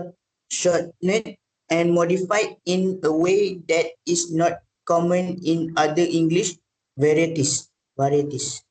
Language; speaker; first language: English; non-native, learner; Malay